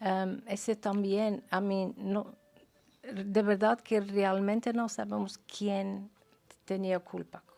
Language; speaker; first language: Spanish; non-native, fluent; Persian